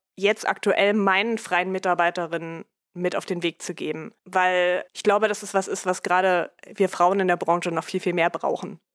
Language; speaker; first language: German; native; German